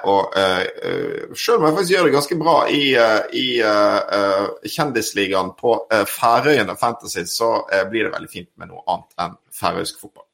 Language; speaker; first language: Norwegian; native; Norwegian